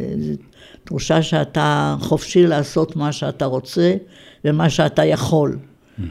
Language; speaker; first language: Hebrew; native; Hebrew